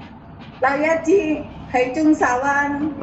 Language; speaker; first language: Cantonese; non-native, learner; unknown